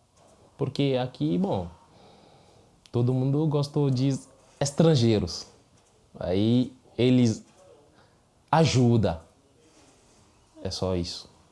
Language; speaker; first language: Portuguese; non-native, fluent; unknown